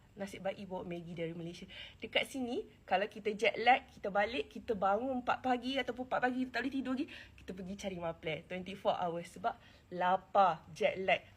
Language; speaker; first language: Malay; native; Malay